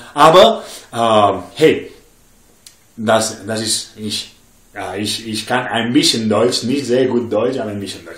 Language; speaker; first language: German; non-native, learner; English